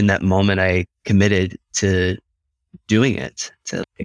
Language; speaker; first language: English; native; English